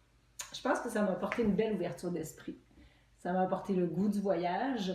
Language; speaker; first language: French; native; French